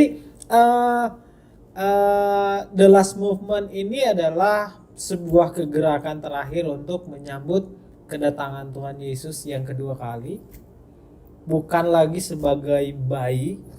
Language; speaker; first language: Indonesian; native; Indonesian